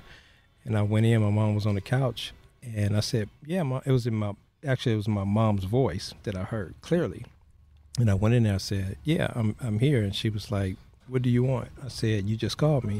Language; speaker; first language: English; native; English